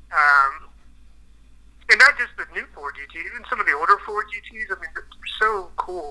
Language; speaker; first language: English; native; English